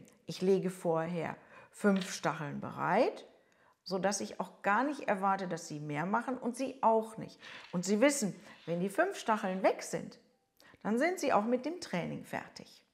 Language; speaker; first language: German; native; German